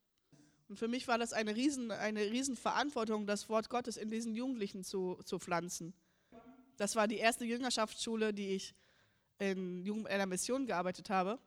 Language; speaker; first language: German; early bilingual, heritage; German